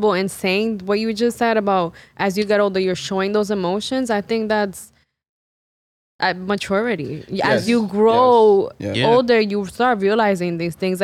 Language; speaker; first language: English; native; English